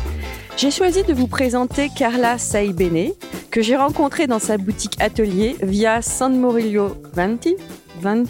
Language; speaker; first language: French; native; French